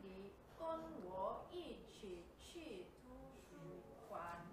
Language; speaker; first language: Chinese; non-native, learner; Korean